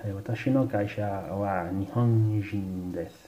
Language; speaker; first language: Japanese; non-native, fluent; Italian